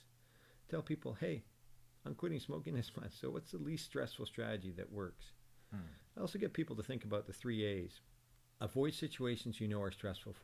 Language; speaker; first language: English; native; English